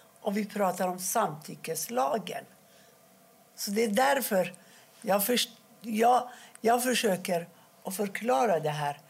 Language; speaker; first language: Swedish; non-native, fluent; Persian